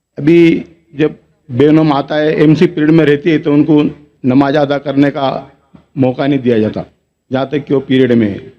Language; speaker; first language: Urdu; non-native, local second language; Gujarati